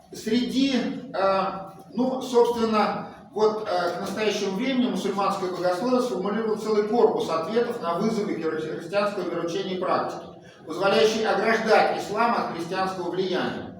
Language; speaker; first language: Russian; native; Russian